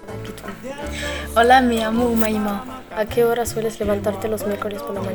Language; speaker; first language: Spanish; non-native, learner; French